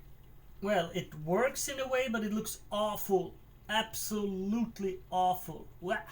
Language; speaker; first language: English; non-native, fluent; German